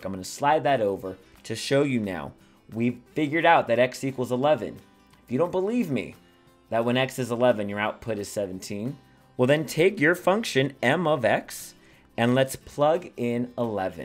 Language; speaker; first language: English; native; English